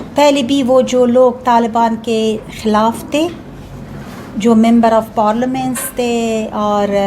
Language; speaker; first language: Hindi; non-native, learner; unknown